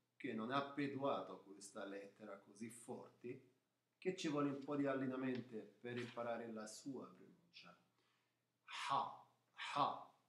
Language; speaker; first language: Italian; non-native, fluent; Arabic